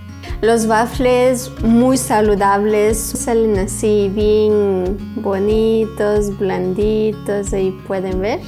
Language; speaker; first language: Spanish; non-native, fluent; Ukrainian